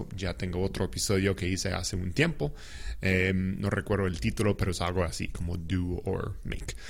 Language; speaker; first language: Spanish; non-native, fluent; English